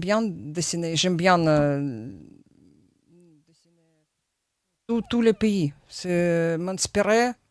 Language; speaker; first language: French; non-native, learner; Russian